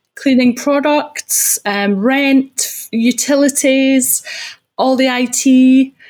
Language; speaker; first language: English; native; English